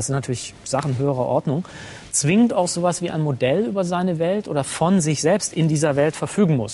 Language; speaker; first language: German; native; German